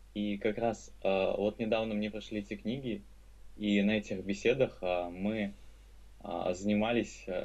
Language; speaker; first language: Russian; native; Russian